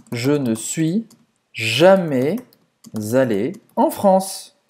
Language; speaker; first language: French; native; French